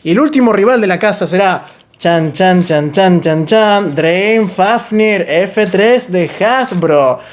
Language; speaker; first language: Spanish; native; Spanish